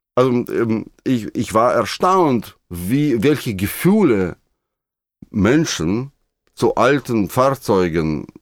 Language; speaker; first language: German; non-native, fluent; Russian